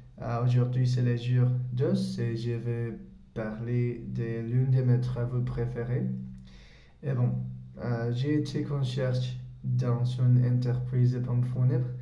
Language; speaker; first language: French; non-native, learner; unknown